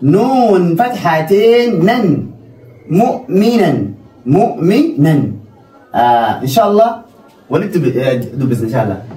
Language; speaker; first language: Arabic; non-native, fluent; Oromo